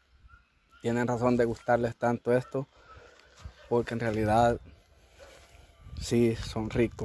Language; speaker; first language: Spanish; native; Spanish